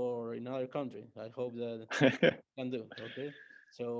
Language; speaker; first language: English; non-native, learner; Spanish